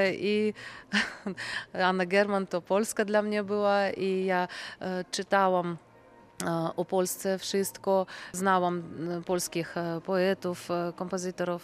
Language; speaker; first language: Polish; non-native, fluent; Russian